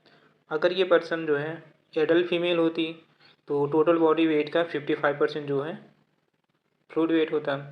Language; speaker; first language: Hindi; native; Hindi